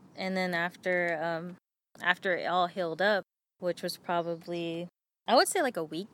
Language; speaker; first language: English; native; English